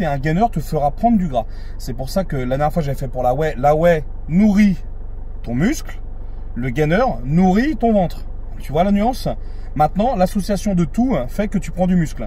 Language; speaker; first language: French; native; French